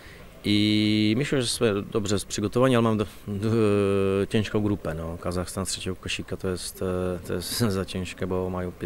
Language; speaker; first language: Polish; non-native, learner; Czech